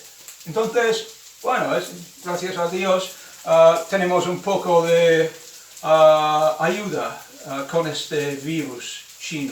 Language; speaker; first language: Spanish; non-native, fluent; English